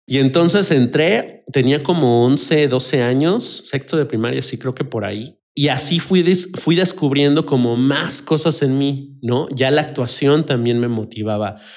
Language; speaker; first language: Spanish; native; Spanish